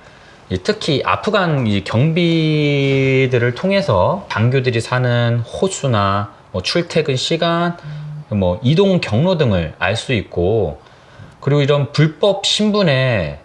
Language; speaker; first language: Korean; native; Korean